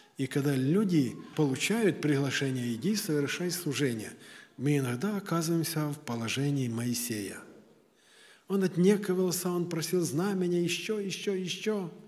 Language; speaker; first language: Russian; native; Russian